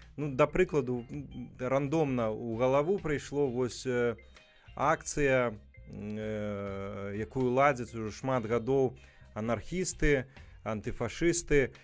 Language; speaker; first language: Belarusian; native; Belarusian